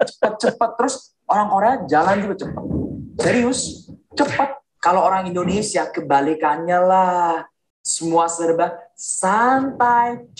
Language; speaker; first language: Indonesian; non-native, fluent; Korean